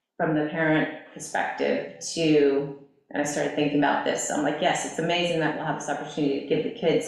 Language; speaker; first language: English; native; English